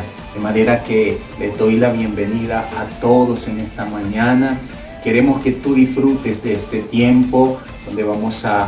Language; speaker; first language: Spanish; native; Spanish